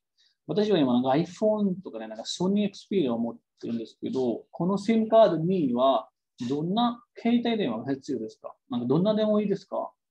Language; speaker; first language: Japanese; non-native, fluent; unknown